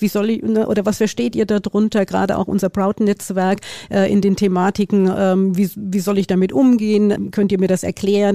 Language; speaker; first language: German; native; German